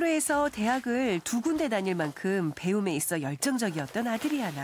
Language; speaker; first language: Korean; native; Korean